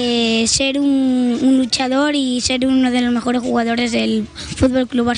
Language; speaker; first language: Spanish; early bilingual, heritage; Spanish